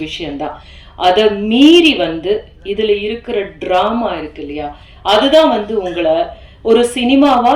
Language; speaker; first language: Tamil; native; Tamil